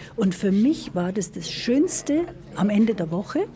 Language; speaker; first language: German; native; German